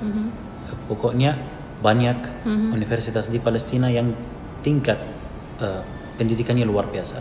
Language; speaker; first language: Indonesian; non-native, fluent; Arabic